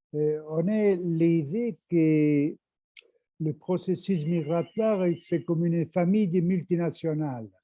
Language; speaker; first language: French; non-native, fluent; Spanish